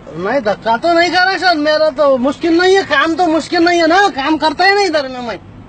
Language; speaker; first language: Hindi; non-native, learner; Nepali